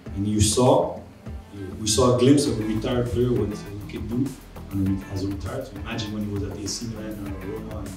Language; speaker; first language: English; non-native, local second language; French